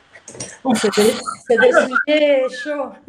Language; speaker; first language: French; non-native, learner; Spanish